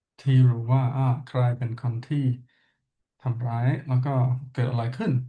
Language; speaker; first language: Thai; non-native, learner; English